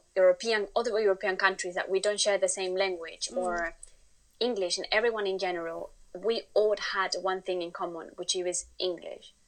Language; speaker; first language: English; non-native, fluent; Spanish